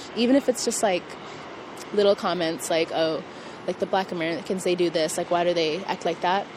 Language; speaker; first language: English; native; English